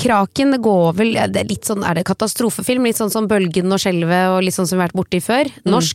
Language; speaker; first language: Norwegian; native; Norwegian